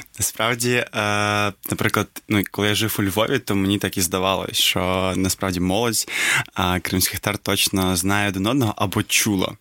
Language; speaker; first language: Ukrainian; non-native, local second language; Crimean Tatar